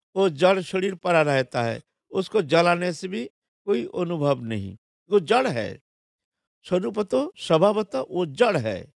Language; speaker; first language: Hindi; non-native, local second language; Bangla